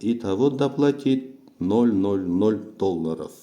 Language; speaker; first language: Russian; non-native, local second language; Kazakh